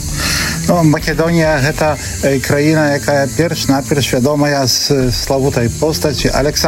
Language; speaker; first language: Polish; non-native, learner; Belarusian